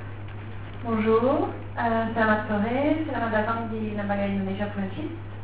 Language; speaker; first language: Indonesian; non-native, fluent; French